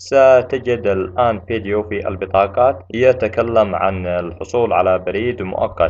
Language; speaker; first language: Arabic; native; Arabic